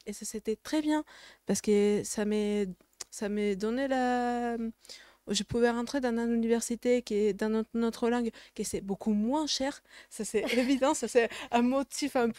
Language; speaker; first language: French; non-native, fluent; Spanish